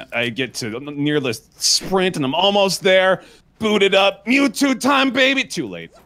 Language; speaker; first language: English; native; English